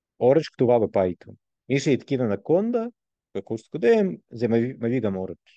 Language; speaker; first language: Hebrew; non-native, fluent; Russian